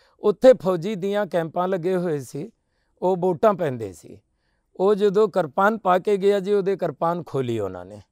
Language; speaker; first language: Punjabi; non-native, local second language; Hindi